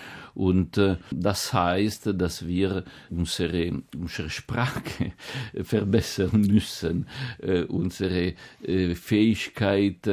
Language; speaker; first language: German; non-native, fluent; Italian